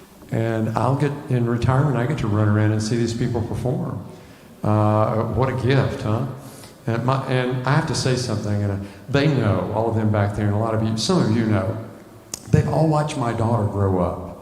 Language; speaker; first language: English; native; English